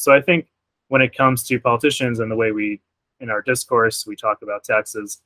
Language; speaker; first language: English; native; English